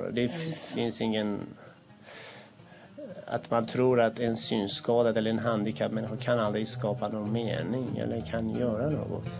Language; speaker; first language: Swedish; non-native, fluent; Kurdish